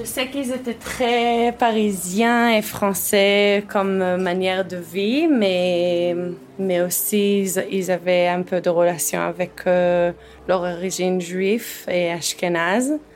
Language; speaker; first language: French; non-native, fluent; English